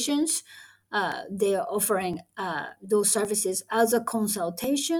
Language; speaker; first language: English; non-native, fluent; Japanese